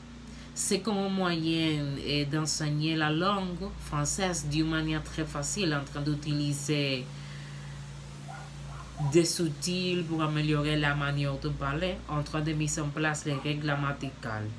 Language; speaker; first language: French; non-native, learner; Spanish